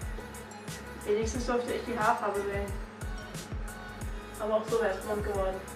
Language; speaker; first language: German; native; German